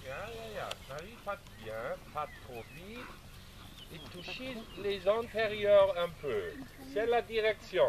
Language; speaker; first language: French; non-native, learner; German